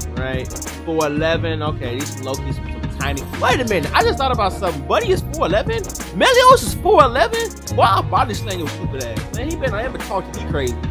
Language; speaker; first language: English; native; English